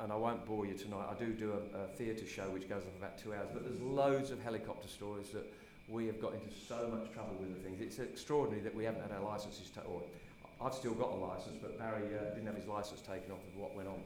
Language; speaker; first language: English; native; English